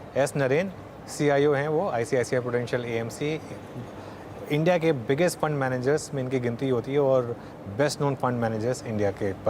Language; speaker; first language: Hindi; native; Hindi